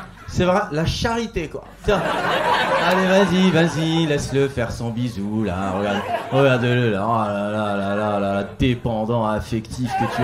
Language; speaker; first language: French; native; French